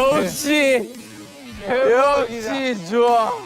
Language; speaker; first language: Korean; native; Korean